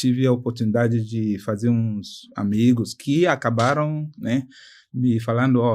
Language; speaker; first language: Portuguese; non-native, fluent; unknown